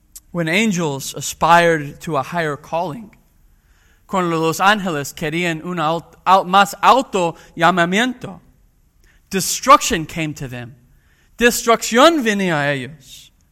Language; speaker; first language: Spanish; non-native, fluent; English